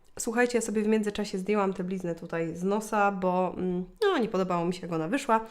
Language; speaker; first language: Polish; native; Polish